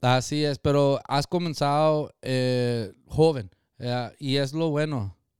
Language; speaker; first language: Spanish; early bilingual, heritage; Spanish